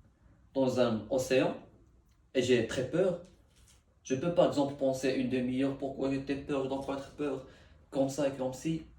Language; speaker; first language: French; non-native, learner; Arabic